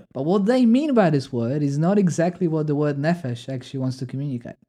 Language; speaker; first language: English; non-native, fluent; Polish